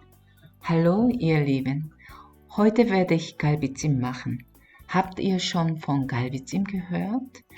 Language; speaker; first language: German; non-native, learner; Korean